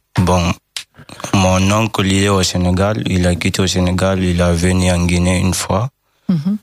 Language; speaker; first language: French; non-native, learner; Fula